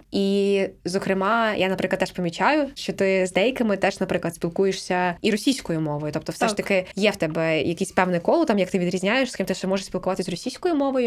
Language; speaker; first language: Ukrainian; native; Ukrainian